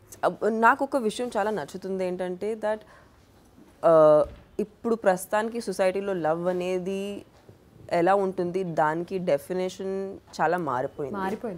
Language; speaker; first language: Telugu; non-native, local second language; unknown